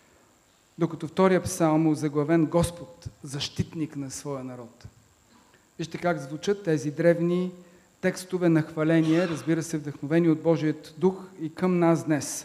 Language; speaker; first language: Bulgarian; native; Bulgarian